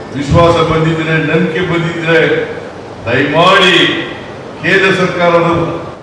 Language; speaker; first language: Kannada; native; Kannada